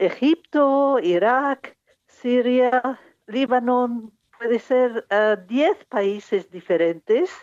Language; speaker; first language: Spanish; non-native, fluent; English